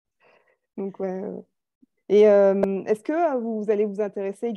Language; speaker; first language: French; native; French